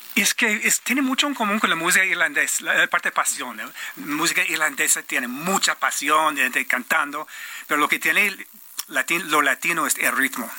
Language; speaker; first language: Spanish; non-native, fluent; English